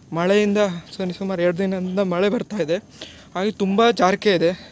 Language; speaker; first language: Kannada; native; Kannada